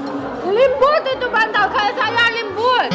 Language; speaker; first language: Indonesian; non-native, learner; Russian